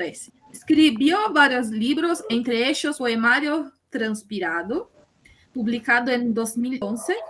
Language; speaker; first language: Spanish; non-native, learner; Portuguese